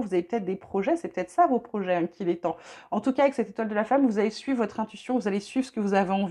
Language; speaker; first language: French; native; French